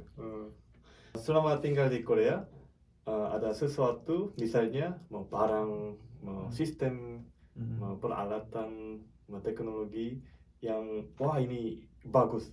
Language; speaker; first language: Indonesian; non-native, fluent; Korean